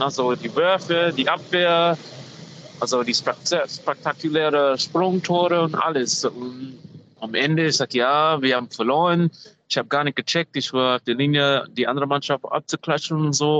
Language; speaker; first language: German; non-native, fluent; English